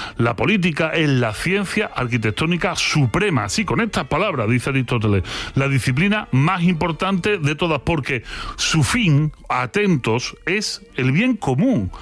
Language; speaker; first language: Spanish; native; Spanish